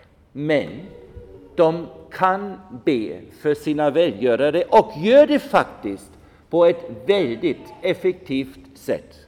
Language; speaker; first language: Swedish; non-native, fluent; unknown